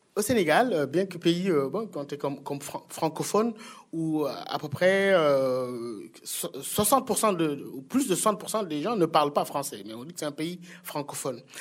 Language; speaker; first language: French; non-native, local second language; Wolof